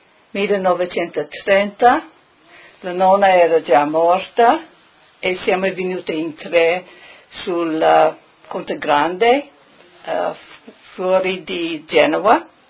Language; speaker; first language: Italian; early bilingual, heritage; Italian